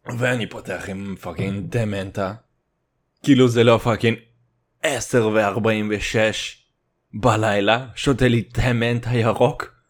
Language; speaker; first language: Hebrew; native; Hebrew